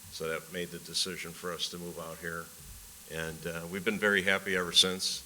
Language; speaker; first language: English; native; English